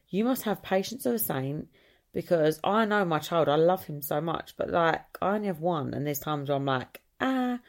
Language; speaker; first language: English; native; English